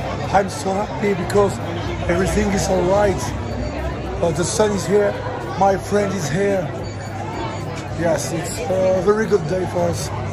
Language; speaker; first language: English; non-native, learner; French